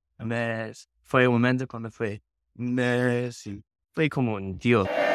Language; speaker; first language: Spanish; non-native, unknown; Dutch